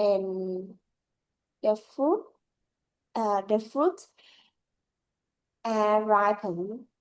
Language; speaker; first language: English; non-native, learner; Vietnamese